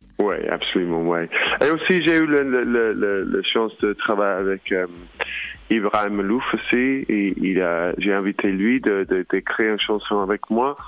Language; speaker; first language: French; non-native, learner; English